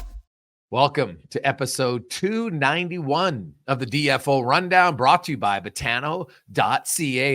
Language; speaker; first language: English; native; English